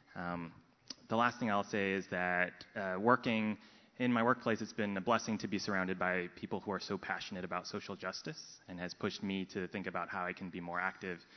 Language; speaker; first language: English; non-native, local second language; Cantonese